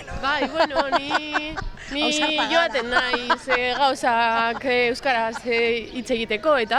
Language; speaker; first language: Basque; non-native, learner; Spanish